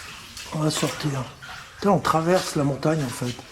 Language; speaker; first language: French; native; French